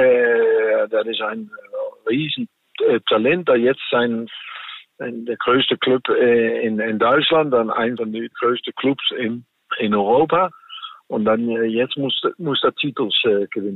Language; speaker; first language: German; non-native, fluent; Danish